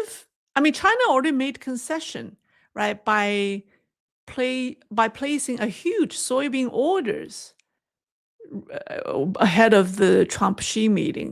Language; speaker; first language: English; non-native, fluent; Chinese